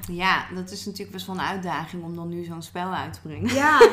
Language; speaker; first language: Dutch; native; Dutch